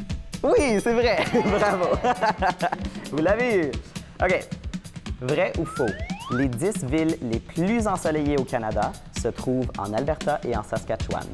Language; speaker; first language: French; native; French